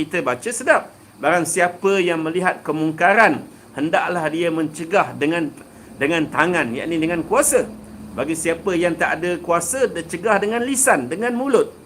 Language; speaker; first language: Malay; native; Malay